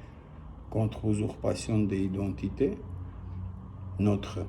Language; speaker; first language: French; non-native, learner; Armenian